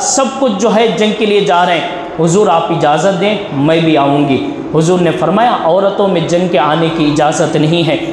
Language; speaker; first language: Urdu; native; Urdu